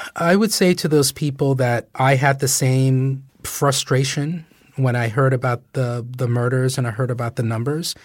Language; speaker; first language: English; native; English